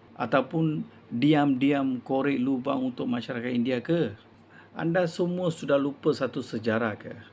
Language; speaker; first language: Malay; non-native, local second language; Tamil